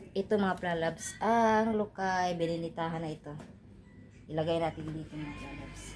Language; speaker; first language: Filipino; non-native, local second language; Cebuano